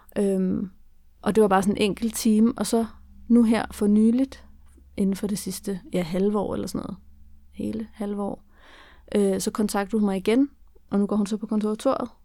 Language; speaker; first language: Danish; early bilingual, other home language; Kurdish